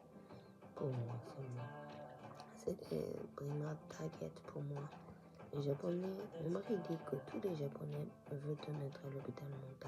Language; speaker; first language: French; non-native, learner; Japanese